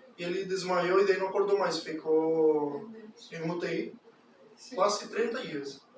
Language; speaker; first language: Portuguese; non-native, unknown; Spanish